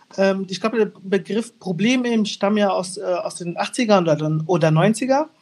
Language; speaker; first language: German; early bilingual, other home language; Portuguese